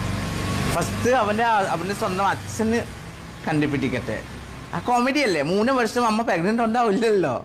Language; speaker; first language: Malayalam; non-native, fluent; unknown